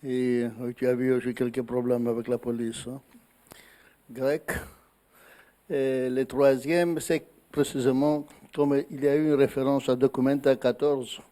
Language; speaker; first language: French; non-native, fluent; Greek